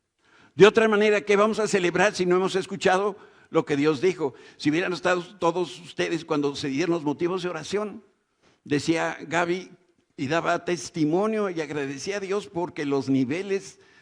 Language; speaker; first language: Spanish; native; Spanish